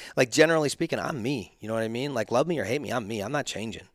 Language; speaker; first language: English; native; English